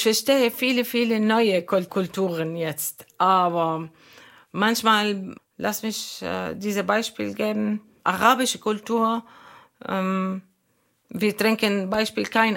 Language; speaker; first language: German; non-native, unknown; Arabic